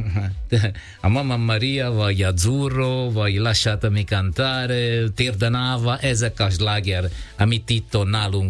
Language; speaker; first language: Hungarian; non-native, learner; Italian